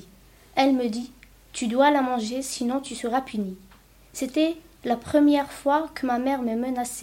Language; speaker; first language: French; early bilingual, other home language; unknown